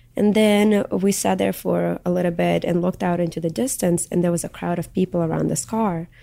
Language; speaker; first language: English; early bilingual, other home language; Russian